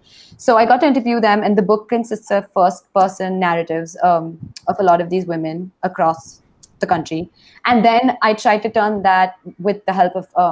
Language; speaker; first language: English; non-native, local second language; Hindi